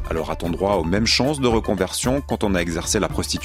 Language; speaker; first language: French; native; French